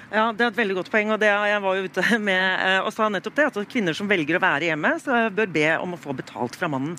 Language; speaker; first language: Norwegian; native; Norwegian